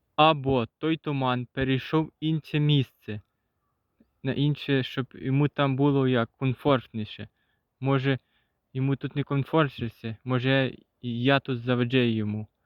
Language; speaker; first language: Ukrainian; native; Ukrainian